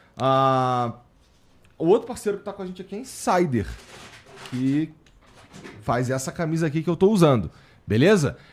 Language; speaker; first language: Portuguese; native; Portuguese